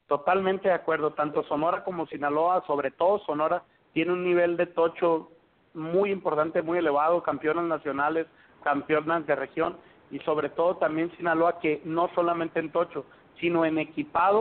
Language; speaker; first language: Spanish; native; Spanish